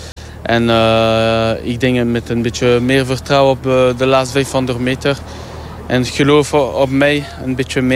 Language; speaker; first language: Dutch; non-native, learner; French